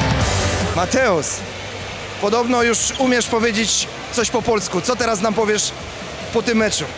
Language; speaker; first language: Polish; native; Polish